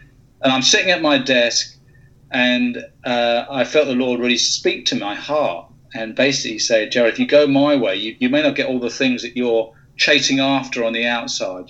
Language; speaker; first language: English; native; English